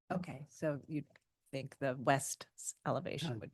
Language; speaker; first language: English; native; English